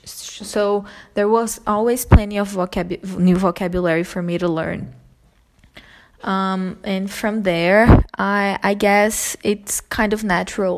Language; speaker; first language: English; non-native, fluent; Portuguese